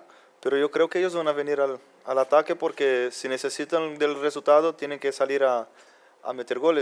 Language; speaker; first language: Spanish; non-native, fluent; Portuguese